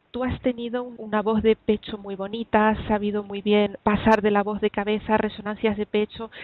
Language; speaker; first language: Spanish; native; Spanish